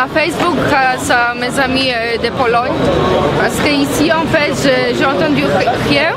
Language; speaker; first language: French; non-native, fluent; Polish